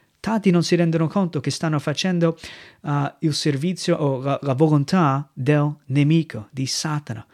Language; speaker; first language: Italian; non-native, fluent; English